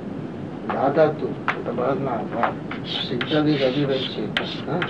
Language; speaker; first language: Russian; non-native, learner; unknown